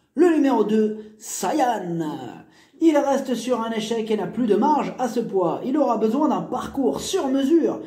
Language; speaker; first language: French; native; French